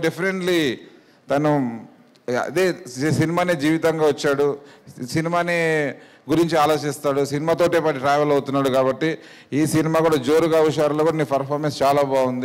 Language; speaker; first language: Telugu; native; Telugu